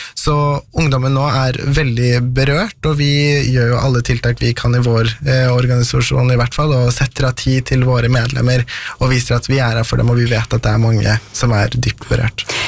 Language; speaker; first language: Norwegian; early bilingual, other home language; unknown